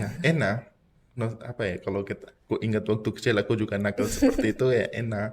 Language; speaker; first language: Indonesian; non-native, fluent; Punjabi